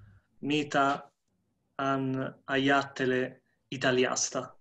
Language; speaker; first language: Finnish; non-native, learner; Italian